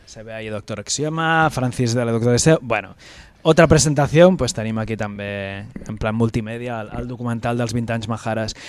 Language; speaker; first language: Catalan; native; Catalan